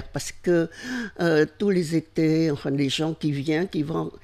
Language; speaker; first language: French; non-native, fluent; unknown